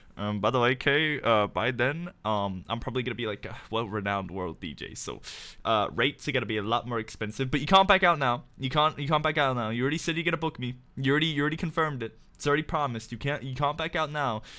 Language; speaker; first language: English; native; English